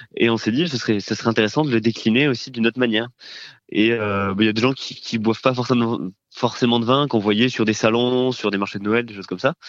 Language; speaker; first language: French; native; French